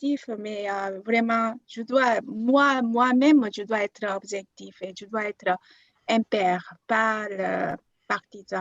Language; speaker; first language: French; non-native, fluent; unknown